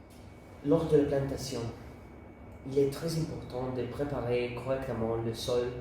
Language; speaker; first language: French; non-native, learner; Italian